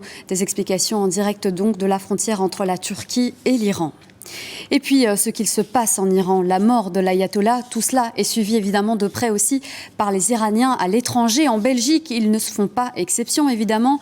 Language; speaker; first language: French; native; French